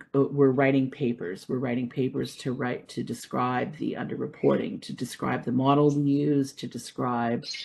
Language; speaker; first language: English; native; English